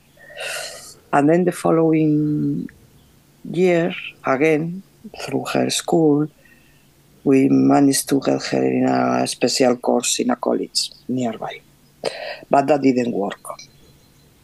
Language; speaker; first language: English; non-native, fluent; Spanish